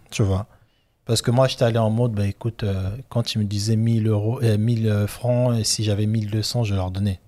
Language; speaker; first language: French; non-native, local second language; Lingala